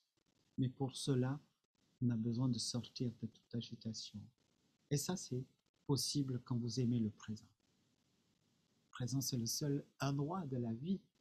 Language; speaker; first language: French; non-native, fluent; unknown